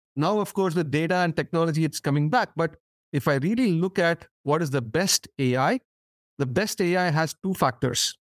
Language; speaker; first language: English; non-native, local second language; Tamil